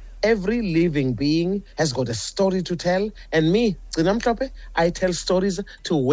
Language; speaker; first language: English; non-native, local second language; Zulu